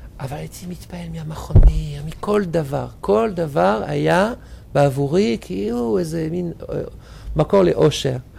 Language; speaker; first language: Hebrew; non-native, fluent; French